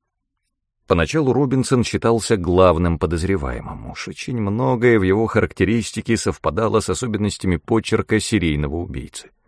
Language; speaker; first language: Russian; native; Russian